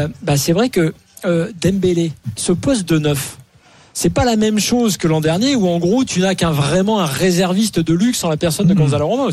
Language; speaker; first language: French; native; French